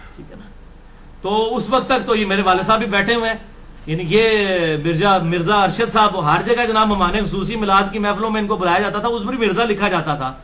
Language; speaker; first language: Urdu; non-native, local second language; Punjabi